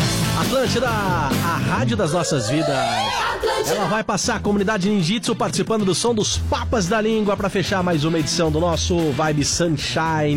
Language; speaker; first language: Portuguese; native; Portuguese